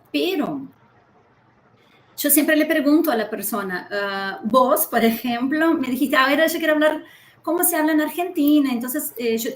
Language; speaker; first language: Spanish; early bilingual, heritage; Spanish